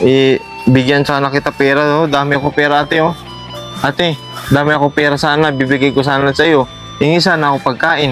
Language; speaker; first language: Filipino; non-native, learner; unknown